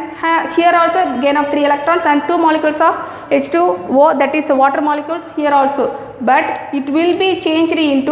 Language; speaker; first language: English; non-native, local second language; Tamil